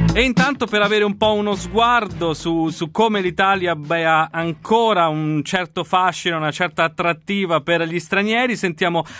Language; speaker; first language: Italian; native; Italian